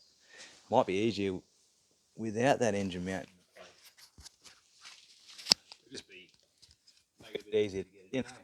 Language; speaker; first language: English; native; English